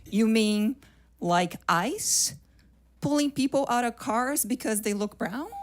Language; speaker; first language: English; non-native, fluent; Portuguese